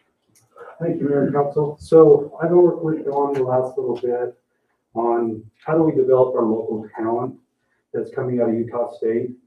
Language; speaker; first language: English; native; English